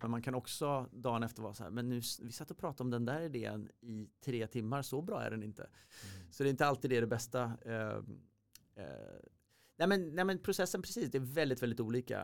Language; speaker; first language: Swedish; native; Swedish